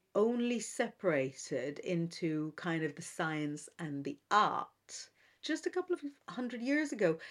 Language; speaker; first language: English; non-native, fluent; Hebrew